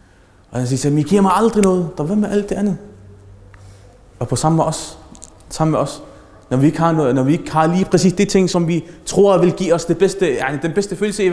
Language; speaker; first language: Danish; early bilingual, other home language; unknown